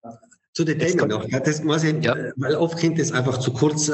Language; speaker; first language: German; native; German